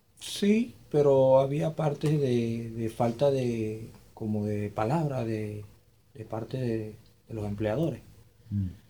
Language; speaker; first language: Spanish; native; Spanish